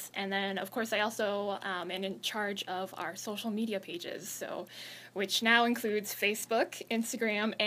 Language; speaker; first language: English; native; English